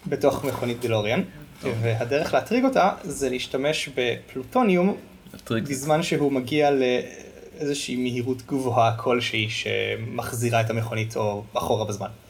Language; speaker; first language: Hebrew; native; Hebrew